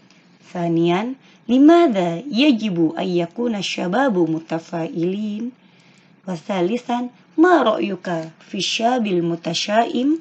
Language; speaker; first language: Arabic; non-native, fluent; Indonesian